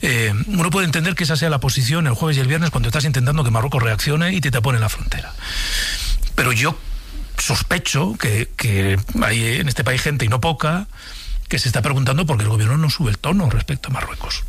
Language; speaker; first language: Spanish; native; Spanish